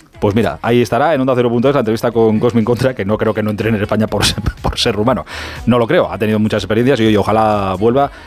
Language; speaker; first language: Spanish; native; Spanish